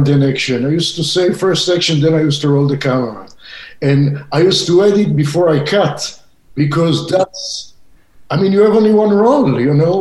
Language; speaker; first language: English; non-native, fluent; Hebrew